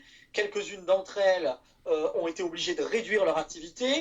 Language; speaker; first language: French; native; French